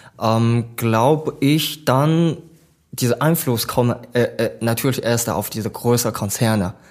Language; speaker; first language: German; non-native, learner; Chinese